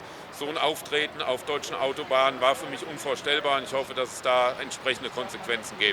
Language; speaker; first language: German; native; German